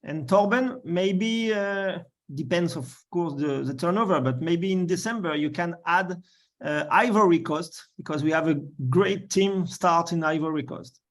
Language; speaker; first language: English; non-native, learner; French